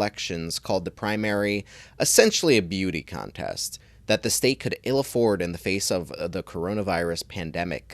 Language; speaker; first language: English; native; English